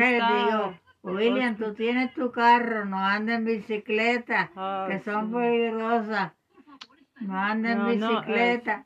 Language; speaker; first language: Spanish; native; Spanish